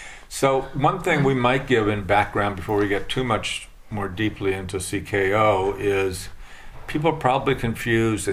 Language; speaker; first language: English; native; English